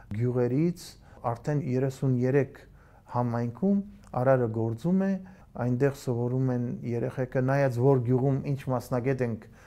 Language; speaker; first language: Armenian; early bilingual, heritage; Armenian